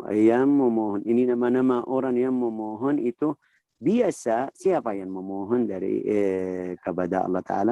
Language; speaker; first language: Indonesian; non-native, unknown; Arabic